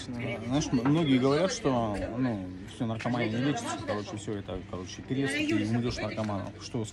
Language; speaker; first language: Russian; native; Russian